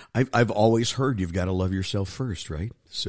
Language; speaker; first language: English; native; English